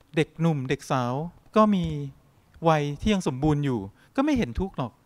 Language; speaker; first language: Thai; native; Thai